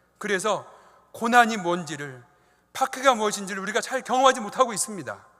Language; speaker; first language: Korean; native; Korean